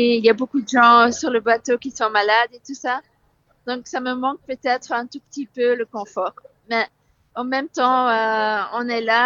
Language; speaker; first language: French; non-native, fluent; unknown